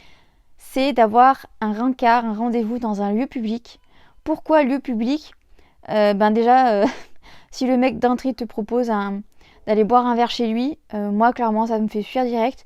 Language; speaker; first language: French; native; French